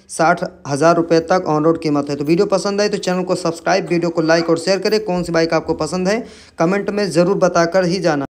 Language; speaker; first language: Hindi; native; Hindi